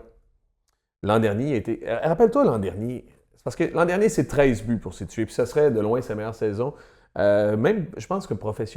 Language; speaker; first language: French; native; French